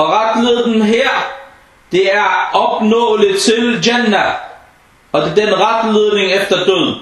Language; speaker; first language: Danish; non-native, fluent; Arabic